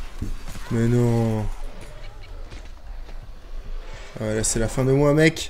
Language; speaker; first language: French; native; French